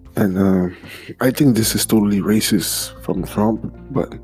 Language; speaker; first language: English; non-native, fluent; French